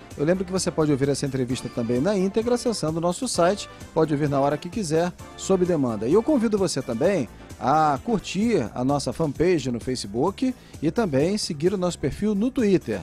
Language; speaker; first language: Portuguese; native; Portuguese